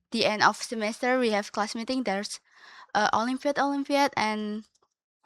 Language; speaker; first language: English; non-native, learner; Indonesian